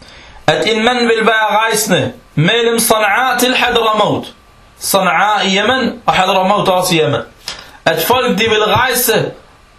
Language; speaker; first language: Danish; early bilingual, other home language; Arabic